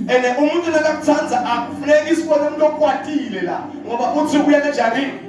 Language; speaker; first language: Zulu; non-native, local second language; Swati